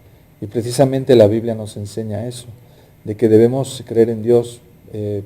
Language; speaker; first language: Spanish; native; Spanish